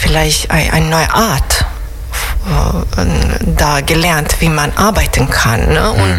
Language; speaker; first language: German; non-native, fluent; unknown